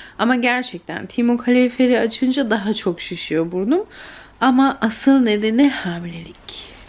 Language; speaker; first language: Turkish; early bilingual, heritage; Turkish